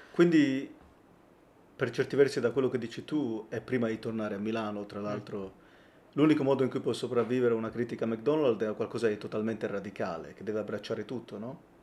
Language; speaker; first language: Italian; native; Italian